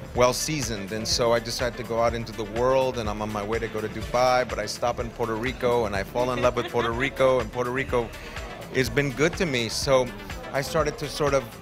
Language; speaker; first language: English; native; English